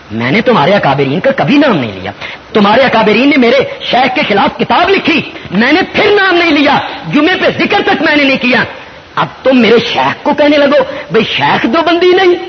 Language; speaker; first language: Urdu; non-native, local second language; Punjabi